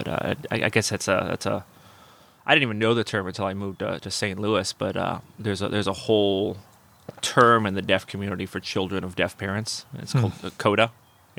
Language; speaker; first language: English; native; English